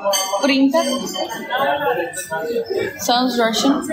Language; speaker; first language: English; non-native, fluent; Turkish